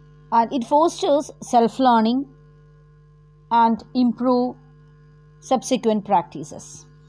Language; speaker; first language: English; non-native, local second language; Malayalam